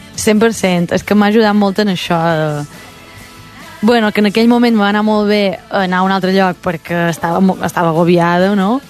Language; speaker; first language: Catalan; native; Catalan